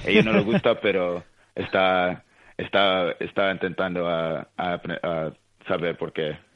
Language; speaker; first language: Spanish; early bilingual, heritage; Spanish